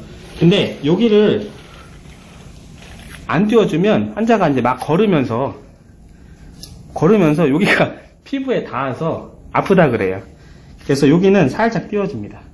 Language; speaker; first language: Korean; native; Korean